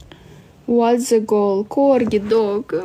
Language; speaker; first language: English; non-native, learner; Russian